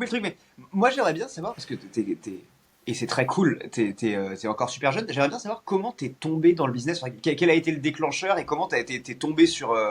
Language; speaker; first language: French; native; French